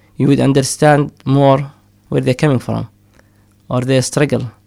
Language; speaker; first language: English; non-native, fluent; Somali